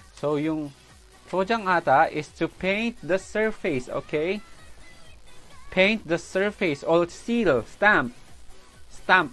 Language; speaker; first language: English; non-native, local second language; Filipino